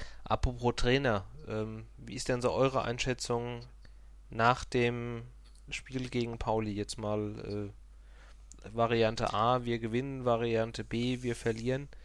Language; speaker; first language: German; native; German